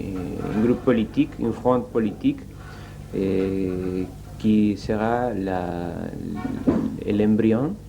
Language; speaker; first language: French; non-native, learner; Spanish